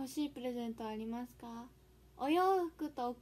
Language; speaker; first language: Japanese; native; Japanese